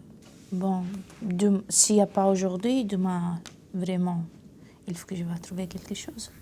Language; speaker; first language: French; non-native, fluent; Romanian